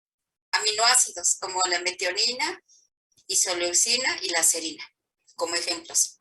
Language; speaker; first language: Spanish; native; Spanish